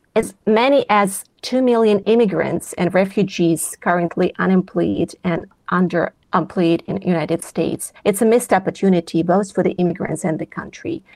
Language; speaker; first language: English; non-native, fluent; Russian